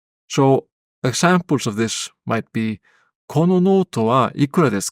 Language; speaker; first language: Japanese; non-native, fluent; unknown